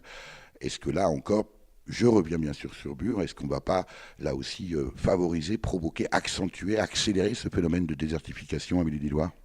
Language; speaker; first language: French; native; French